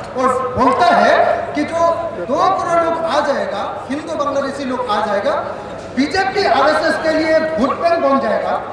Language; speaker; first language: Hindi; non-native, local second language; Assamese